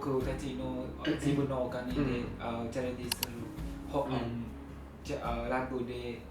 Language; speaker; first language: Japanese; non-native, learner; Vietnamese